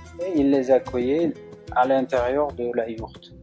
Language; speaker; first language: French; non-native, fluent; Uzbek